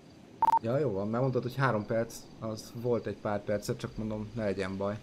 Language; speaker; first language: Hungarian; native; Hungarian